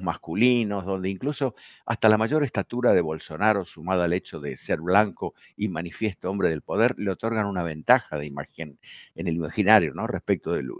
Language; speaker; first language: Spanish; native; Spanish